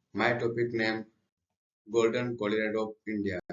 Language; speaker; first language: English; non-native, local second language; Gujarati